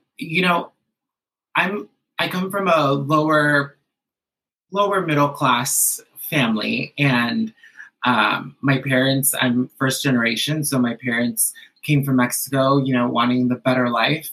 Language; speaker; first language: English; early bilingual, other home language; Spanish